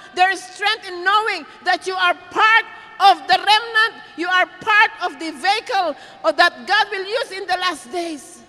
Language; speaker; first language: English; non-native, local second language; Filipino